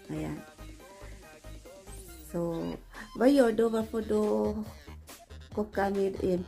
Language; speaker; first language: Swedish; non-native, learner; Filipino